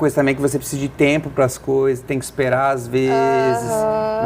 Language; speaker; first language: Portuguese; native; Portuguese